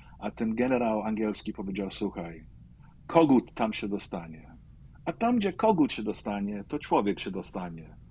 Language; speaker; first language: Polish; early bilingual, heritage; Polish